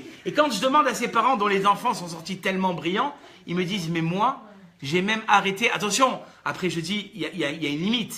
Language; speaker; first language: French; native; French